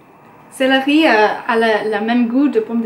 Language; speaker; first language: French; non-native, learner; English